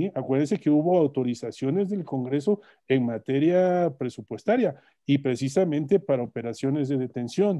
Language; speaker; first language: Spanish; native; Spanish